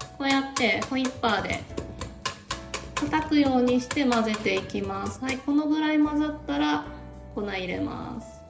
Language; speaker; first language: Japanese; native; Japanese